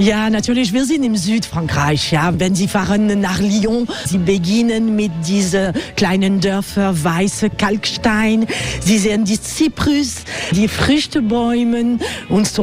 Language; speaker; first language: German; non-native, learner; French